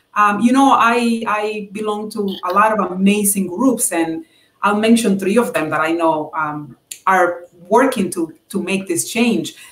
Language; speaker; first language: English; non-native, fluent; Spanish